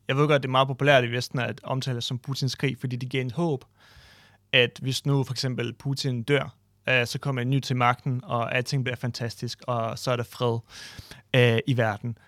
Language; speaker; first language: Danish; non-native, fluent; Ukrainian